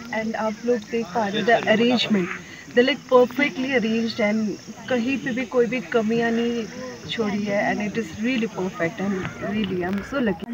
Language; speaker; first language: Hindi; non-native, local second language; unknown